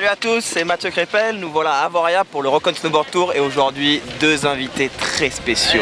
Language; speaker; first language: French; native; French